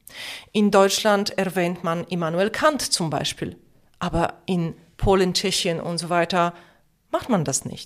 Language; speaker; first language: German; non-native, fluent; Polish